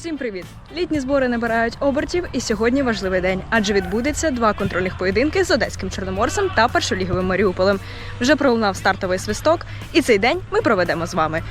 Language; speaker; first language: Ukrainian; native; Ukrainian